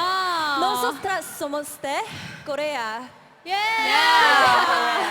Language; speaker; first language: Spanish; non-native, learner; Korean